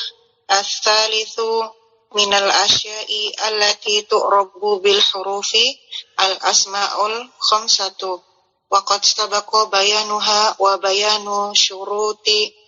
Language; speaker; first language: Arabic; non-native, learner; Indonesian